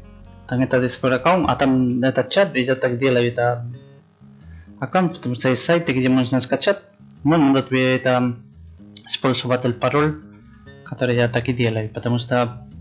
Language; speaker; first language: Russian; non-native, learner; Spanish